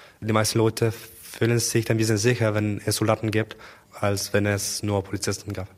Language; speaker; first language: German; non-native, learner; Spanish